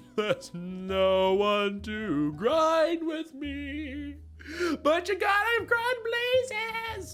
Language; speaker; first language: English; native; English